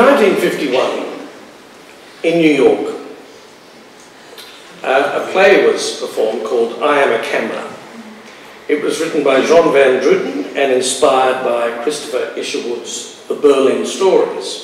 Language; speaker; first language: English; native; English